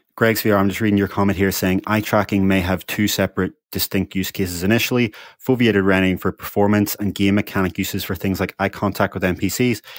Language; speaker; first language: English; native; English